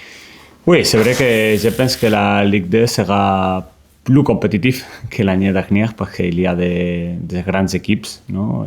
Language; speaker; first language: French; non-native, learner; Spanish